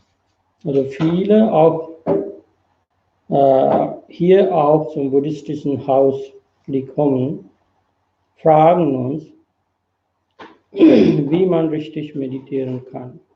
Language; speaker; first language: German; non-native, fluent; Sinhala